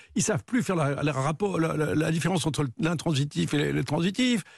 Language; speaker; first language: French; native; French